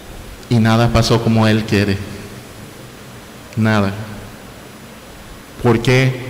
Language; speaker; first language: Spanish; non-native, fluent; English